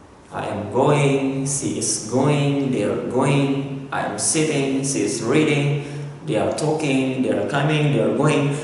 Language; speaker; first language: English; non-native, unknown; Indonesian